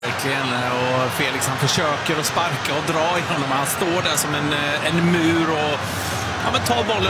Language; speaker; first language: Swedish; native; Swedish